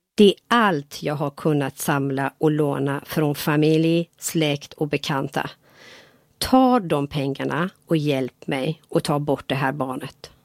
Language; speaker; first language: Swedish; non-native, fluent; Persian